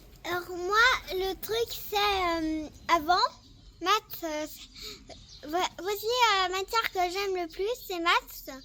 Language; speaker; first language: French; early bilingual, heritage; French